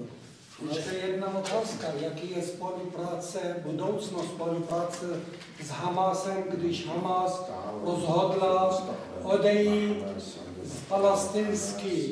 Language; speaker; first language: Czech; non-native, learner; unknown